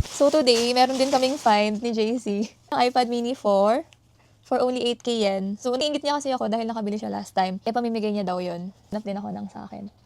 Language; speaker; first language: Filipino; native; Filipino